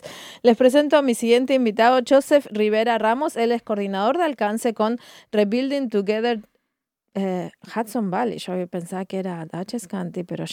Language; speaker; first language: Spanish; native; Spanish